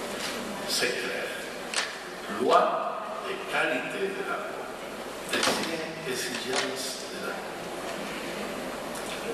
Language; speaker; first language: French; non-native, fluent; Spanish